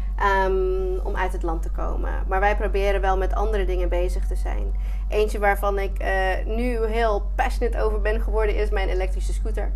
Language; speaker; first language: Dutch; non-native, fluent; English